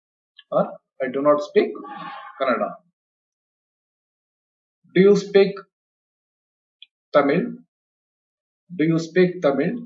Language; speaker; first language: English; non-native, local second language; Kannada